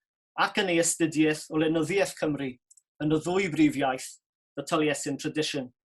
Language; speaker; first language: Welsh; native; Welsh